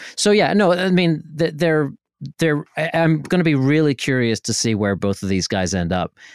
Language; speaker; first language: English; native; English